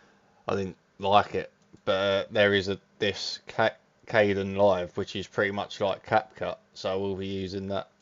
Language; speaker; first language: English; native; English